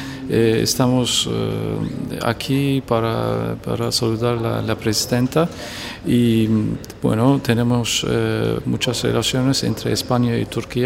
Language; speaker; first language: Spanish; non-native, fluent; Turkish